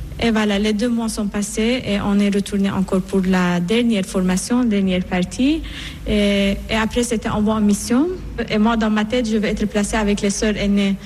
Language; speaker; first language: French; non-native, fluent; Persian